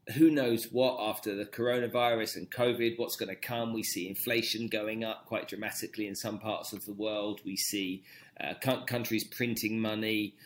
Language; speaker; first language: English; native; English